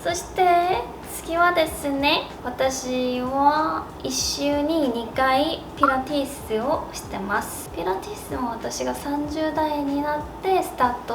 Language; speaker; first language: Japanese; non-native, learner; Korean